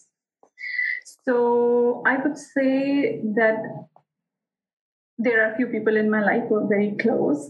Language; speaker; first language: English; non-native, local second language; Hindi